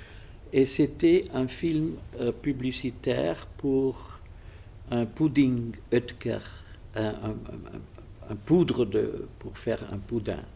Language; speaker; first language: French; non-native, fluent; German